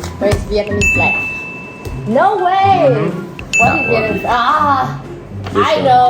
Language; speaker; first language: English; non-native, fluent; Vietnamese